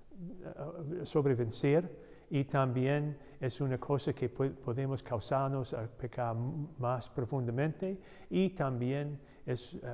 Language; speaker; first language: Spanish; non-native, learner; English